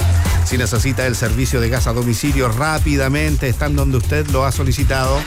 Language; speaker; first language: Spanish; native; Spanish